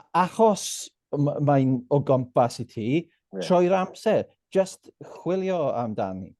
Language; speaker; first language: Welsh; non-native, local second language; English